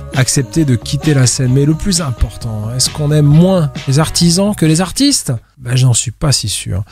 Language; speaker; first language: French; native; French